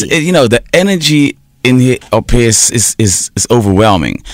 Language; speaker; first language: English; early bilingual, heritage; Portuguese